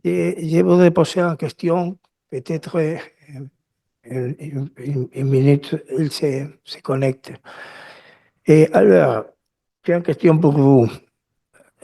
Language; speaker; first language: French; non-native, learner; Spanish